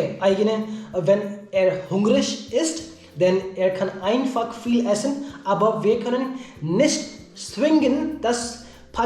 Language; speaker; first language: German; non-native, learner; Hindi